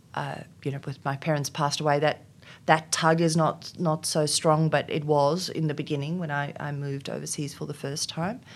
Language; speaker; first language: English; non-native, local second language; Afrikaans